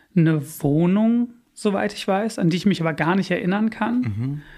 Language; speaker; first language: German; early bilingual, other home language; English